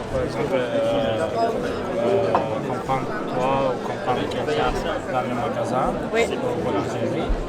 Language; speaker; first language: French; non-native, learner; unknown